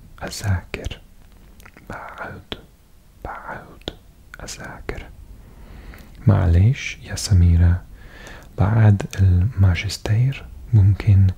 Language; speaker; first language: Arabic; non-native, learner; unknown